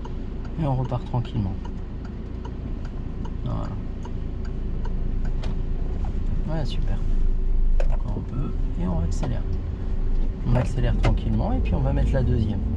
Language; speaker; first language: French; native; French